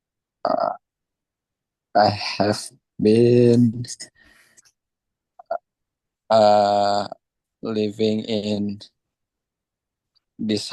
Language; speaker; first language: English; non-native, learner; Indonesian